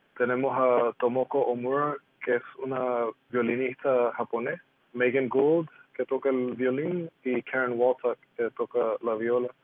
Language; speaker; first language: Spanish; early bilingual, heritage; Spanish